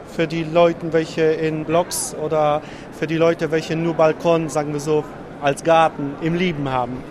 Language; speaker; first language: German; non-native, fluent; Polish